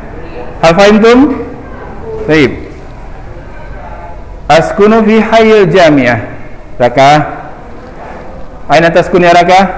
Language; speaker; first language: Arabic; non-native, fluent; Indonesian